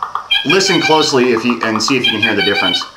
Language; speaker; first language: English; native; English